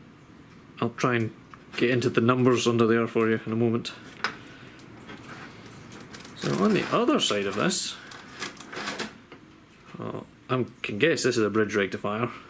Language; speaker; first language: English; native; English